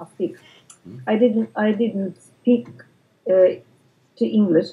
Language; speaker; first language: English; non-native, learner; Russian